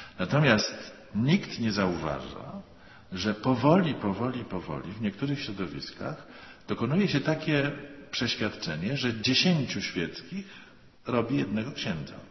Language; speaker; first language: Polish; native; Polish